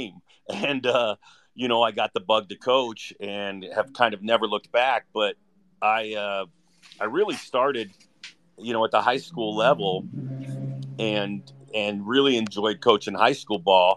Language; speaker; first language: English; native; English